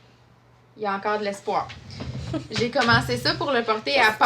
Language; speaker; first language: French; native; French